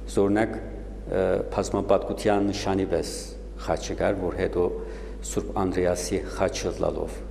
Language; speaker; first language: Armenian; native; Armenian